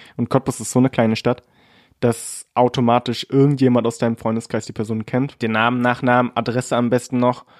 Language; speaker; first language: German; early bilingual, other home language; Vietnamese